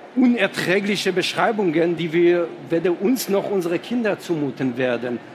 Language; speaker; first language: German; non-native, fluent; Hebrew